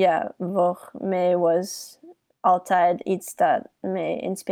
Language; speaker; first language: Dutch; early bilingual, heritage; English